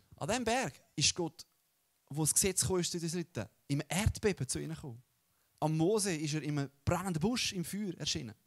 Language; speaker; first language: German; native; German